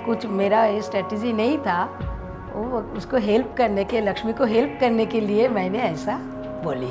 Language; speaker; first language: Hindi; non-native, local second language; Bangla